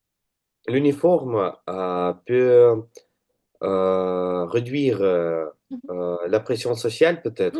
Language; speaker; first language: French; non-native, learner; Russian